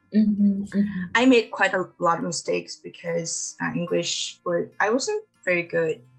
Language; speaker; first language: English; non-native, fluent; Mongolian